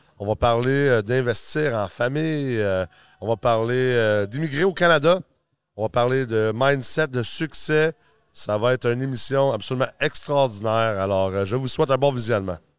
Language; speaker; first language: French; native; French